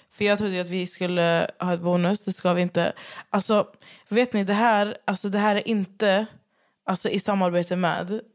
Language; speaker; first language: Swedish; native; Swedish